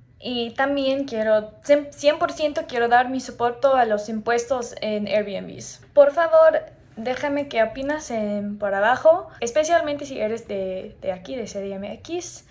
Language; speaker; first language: Spanish; non-native, learner; English